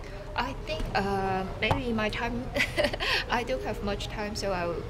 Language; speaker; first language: English; non-native, local second language; Cantonese